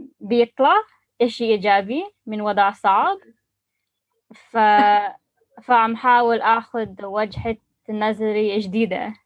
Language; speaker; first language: Arabic; non-native, learner; English